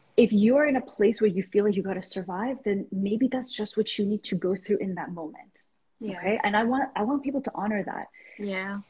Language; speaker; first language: English; non-native, fluent; Persian